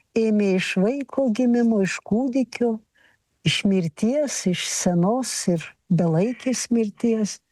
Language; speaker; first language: Lithuanian; native; Lithuanian